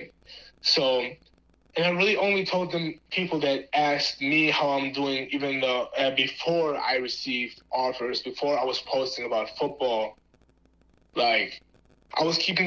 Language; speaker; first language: English; non-native, fluent; German